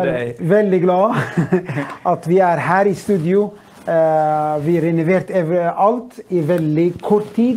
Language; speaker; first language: Swedish; non-native, fluent; Arabic